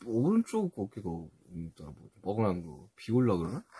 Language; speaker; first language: Korean; native; Korean